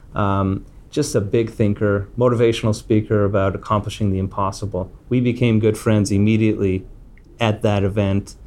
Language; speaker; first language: English; native; English